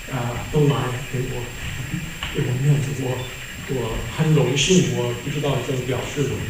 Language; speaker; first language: Chinese; non-native, fluent; English